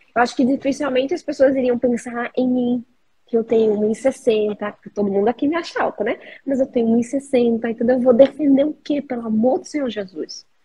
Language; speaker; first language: Portuguese; native; Portuguese